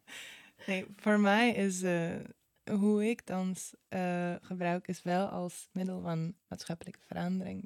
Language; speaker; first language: Dutch; non-native, fluent; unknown